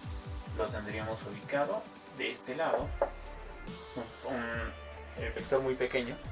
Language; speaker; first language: Spanish; native; Spanish